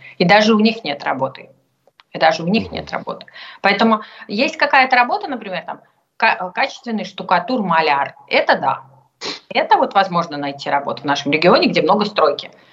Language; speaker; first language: Russian; native; Russian